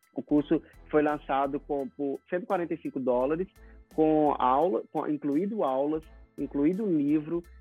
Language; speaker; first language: Portuguese; native; Portuguese